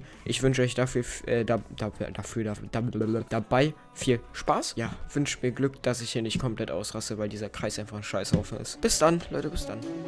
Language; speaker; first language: German; native; German